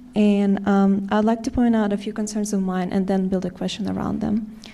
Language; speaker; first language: English; non-native, fluent; Ukrainian